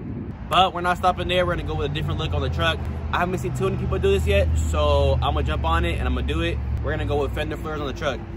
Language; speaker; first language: English; native; English